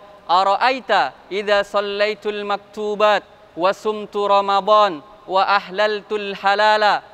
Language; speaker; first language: Arabic; non-native, fluent; Indonesian